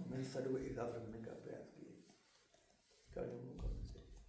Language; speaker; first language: Hindi; native; Hindi